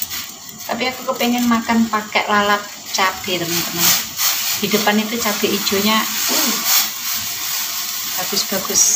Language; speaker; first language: Indonesian; non-native, local second language; Javanese